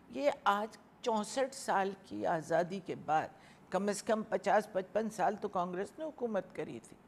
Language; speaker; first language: Hindi; native; Hindi